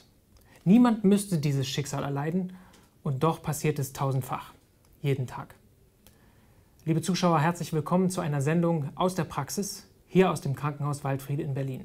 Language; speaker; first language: German; native; German